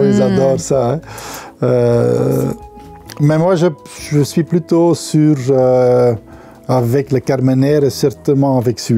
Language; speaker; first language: French; non-native, local second language; Dutch